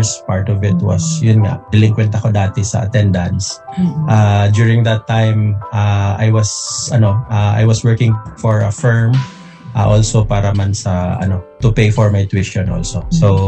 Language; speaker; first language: English; non-native, local second language; Hiligaynon